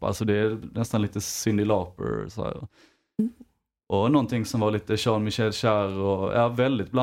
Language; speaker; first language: Swedish; native; Swedish